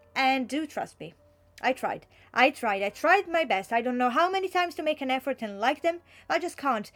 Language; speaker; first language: English; non-native, fluent; Italian